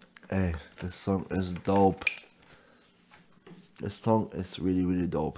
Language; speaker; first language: English; non-native, learner; German